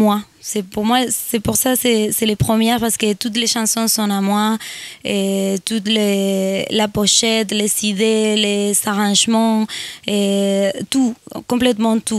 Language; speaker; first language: French; non-native, fluent; Spanish